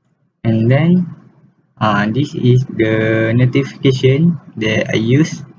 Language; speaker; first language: English; non-native, learner; Malay